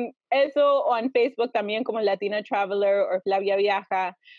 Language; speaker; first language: Spanish; early bilingual, heritage; Spanish